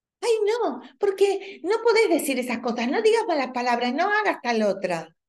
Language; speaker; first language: Spanish; native; Spanish